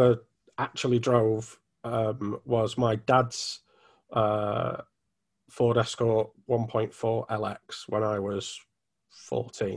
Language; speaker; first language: English; native; English